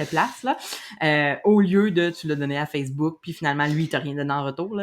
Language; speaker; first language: French; native; French